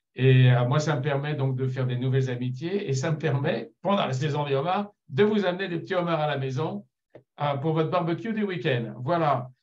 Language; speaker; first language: French; native; French